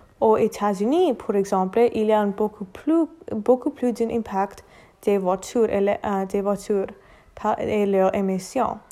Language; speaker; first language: French; non-native, learner; English